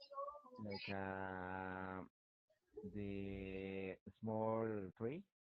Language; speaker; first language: English; non-native, learner; Spanish